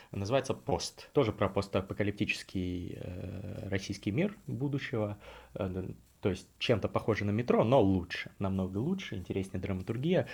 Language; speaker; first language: Russian; native; Russian